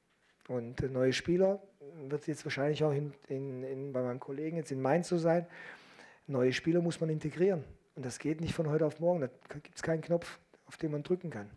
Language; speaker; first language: German; native; German